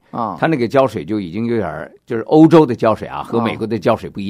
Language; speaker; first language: Chinese; native; Chinese